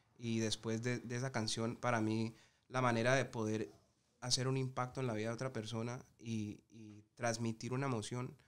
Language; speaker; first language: Spanish; early bilingual, heritage; Spanish